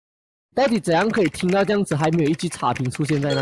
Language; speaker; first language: Chinese; native; Chinese